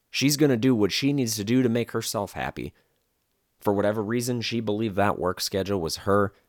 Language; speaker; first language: English; native; English